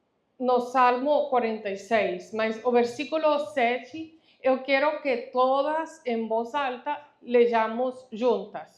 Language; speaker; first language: Portuguese; non-native, fluent; Spanish